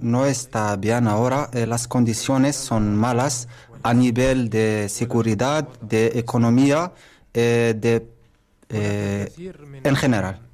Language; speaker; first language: Spanish; non-native, learner; Arabic